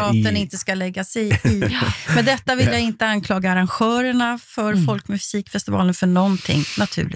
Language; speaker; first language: Swedish; native; Swedish